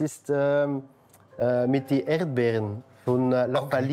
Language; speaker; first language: German; non-native, learner; Dutch